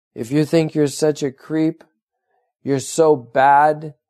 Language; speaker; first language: English; native; English